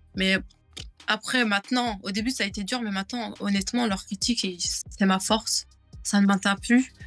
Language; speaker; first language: French; native; French